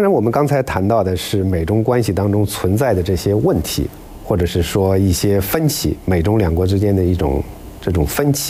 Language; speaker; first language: Chinese; native; Chinese